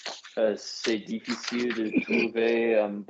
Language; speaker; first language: French; non-native, learner; English